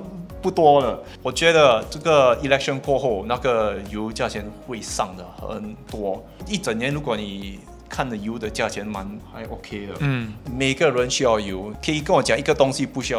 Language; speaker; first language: Chinese; non-native, local second language; English